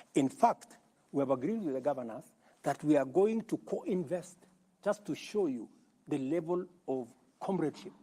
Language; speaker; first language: English; non-native, local second language; Kalenjin